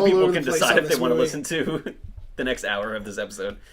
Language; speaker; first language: English; native; English